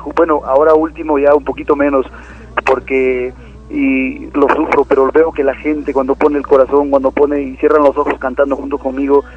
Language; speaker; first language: Spanish; native; Spanish